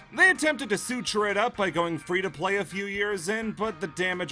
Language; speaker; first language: English; native; English